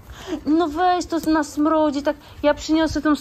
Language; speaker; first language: Polish; native; Polish